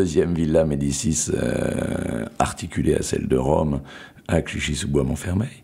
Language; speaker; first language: French; native; French